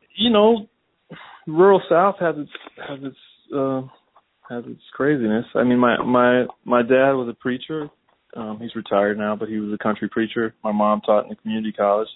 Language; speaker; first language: English; native; English